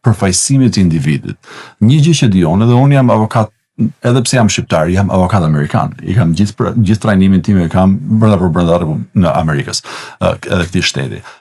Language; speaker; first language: Albanian; native; Albanian